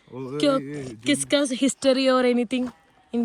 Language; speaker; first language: Hindi; non-native, learner; Malayalam